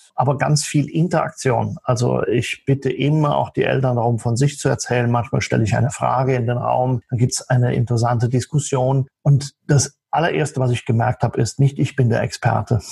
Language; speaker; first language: German; native; German